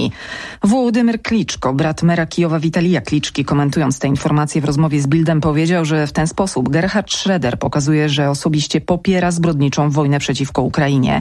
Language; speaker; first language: Polish; native; Polish